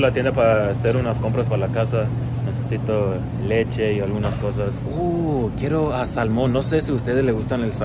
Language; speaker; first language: Spanish; early bilingual, heritage; Spanish